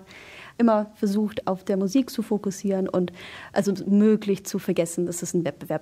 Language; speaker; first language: German; non-native, fluent; English